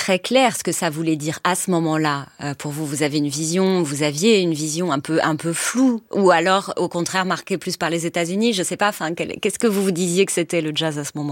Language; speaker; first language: French; native; French